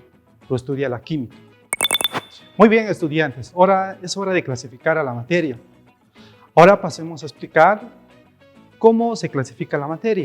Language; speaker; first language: Spanish; native; Spanish